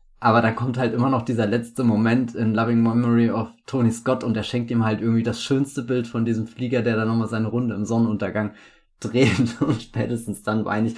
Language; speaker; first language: German; native; German